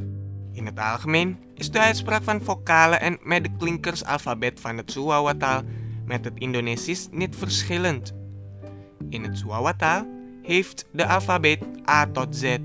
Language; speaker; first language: Dutch; non-native, learner; Indonesian